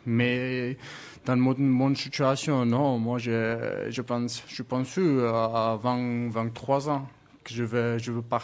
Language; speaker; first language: French; non-native, learner; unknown